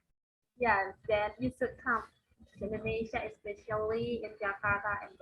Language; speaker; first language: English; non-native, fluent; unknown